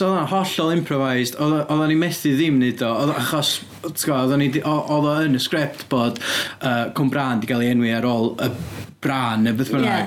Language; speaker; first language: Welsh; native; Welsh